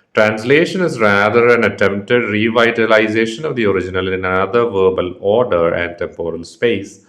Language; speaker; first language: English; non-native, local second language; Malayalam